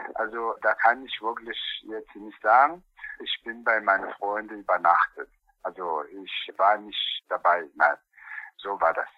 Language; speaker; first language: German; non-native, learner; Portuguese